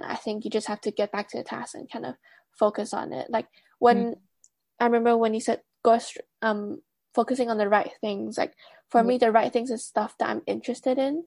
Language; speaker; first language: English; non-native, local second language; Cantonese